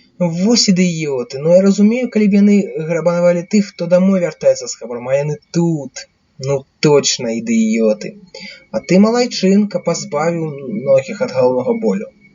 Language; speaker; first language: Belarusian; non-native, local second language; Russian